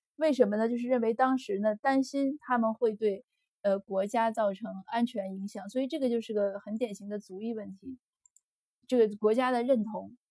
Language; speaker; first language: Chinese; native; Chinese